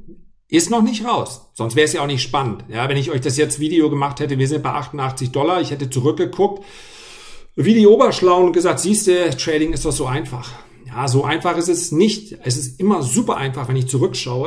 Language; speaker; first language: German; native; German